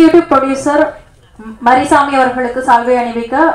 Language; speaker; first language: Tamil; native; Tamil